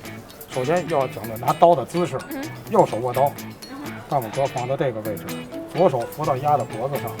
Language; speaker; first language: Chinese; native; Chinese